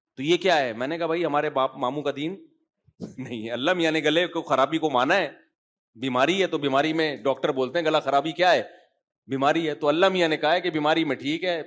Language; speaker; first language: Urdu; native; Urdu